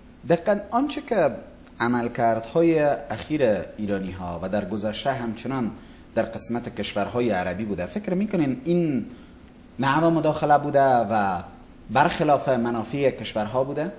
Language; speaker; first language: Persian; native; Persian